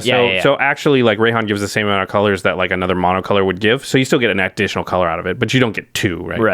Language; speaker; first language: English; native; English